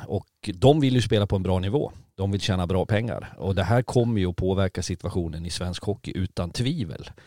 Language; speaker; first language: Swedish; native; Swedish